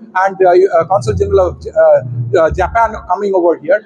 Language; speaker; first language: English; non-native, local second language; Bangla